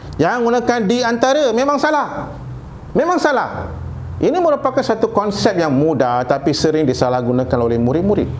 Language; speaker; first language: Malay; non-native, local second language; Tamil